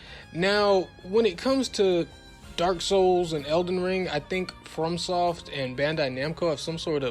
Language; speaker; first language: English; native; English